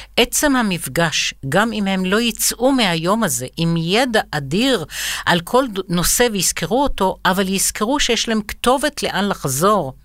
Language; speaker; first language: Hebrew; non-native, fluent; Arabic